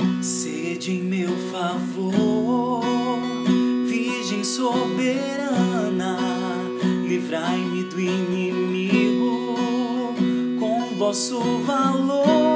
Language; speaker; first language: Portuguese; native; Portuguese